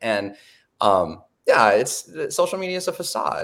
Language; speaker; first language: English; native; English